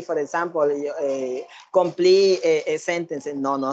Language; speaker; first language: English; non-native, learner; Spanish